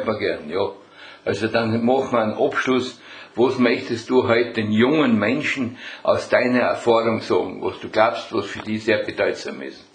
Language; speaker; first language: German; native; German